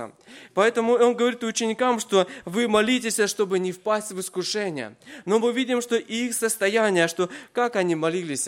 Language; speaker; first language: Russian; native; Russian